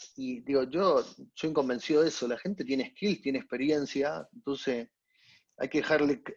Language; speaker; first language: Spanish; native; Spanish